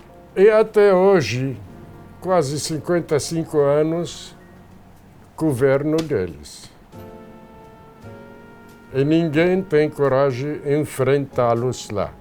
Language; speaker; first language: Portuguese; non-native, fluent; Arabic